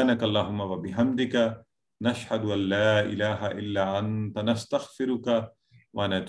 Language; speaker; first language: Arabic; non-native, fluent; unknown